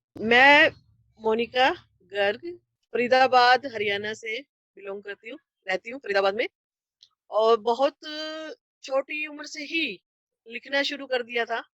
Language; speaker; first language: Hindi; native; Hindi